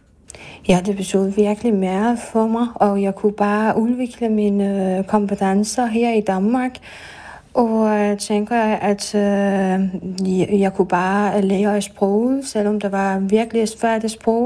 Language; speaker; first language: Danish; non-native, fluent; Persian